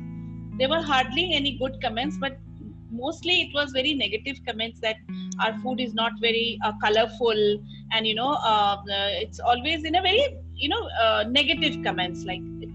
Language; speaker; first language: English; non-native, local second language; Assamese